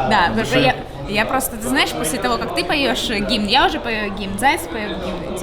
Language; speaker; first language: Russian; native; Russian